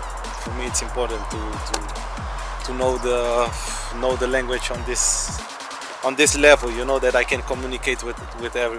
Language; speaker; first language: English; non-native, learner; Portuguese